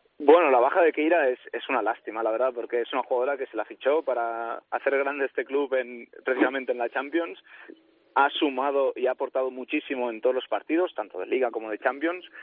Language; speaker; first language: Spanish; non-native, local second language; Catalan